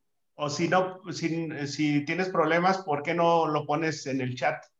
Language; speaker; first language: Spanish; native; Spanish